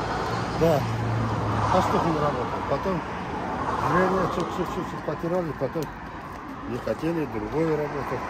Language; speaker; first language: Russian; non-native, local second language; Kazakh